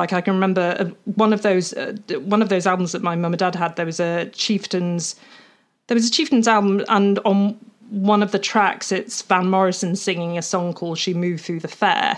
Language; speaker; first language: English; native; English